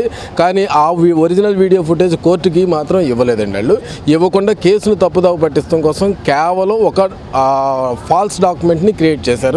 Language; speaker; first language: Telugu; native; Telugu